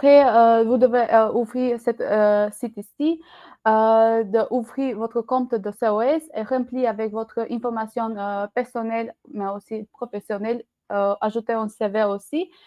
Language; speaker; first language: French; non-native, learner; Albanian